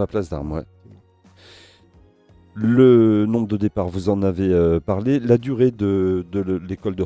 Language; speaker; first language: French; native; French